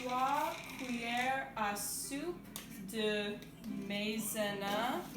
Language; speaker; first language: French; non-native, learner; English